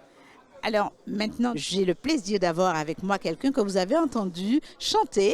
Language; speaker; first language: French; native; French